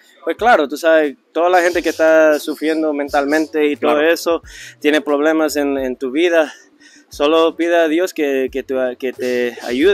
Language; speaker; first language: Spanish; early bilingual, heritage; Spanish